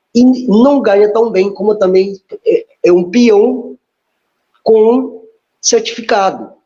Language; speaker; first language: Portuguese; non-native, fluent; Spanish